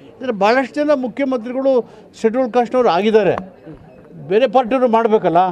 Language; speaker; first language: Kannada; native; Kannada